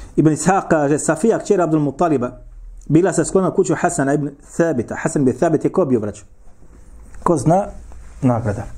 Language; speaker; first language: Bosnian; native; Bosnian